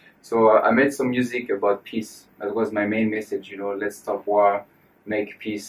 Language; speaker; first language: English; non-native, fluent; French